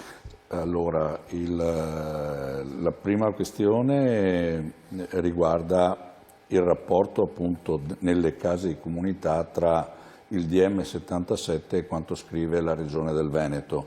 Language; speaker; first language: Italian; native; Italian